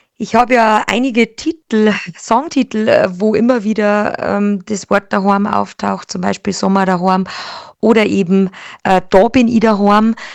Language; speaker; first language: German; native; German